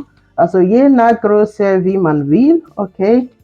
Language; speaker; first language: German; non-native, fluent; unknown